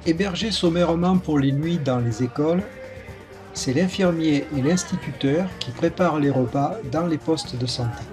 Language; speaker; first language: French; native; French